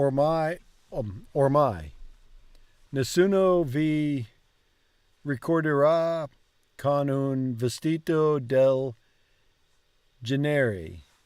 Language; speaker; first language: Italian; non-native, learner; English